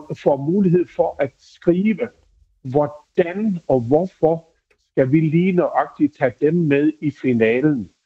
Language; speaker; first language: Danish; native; Danish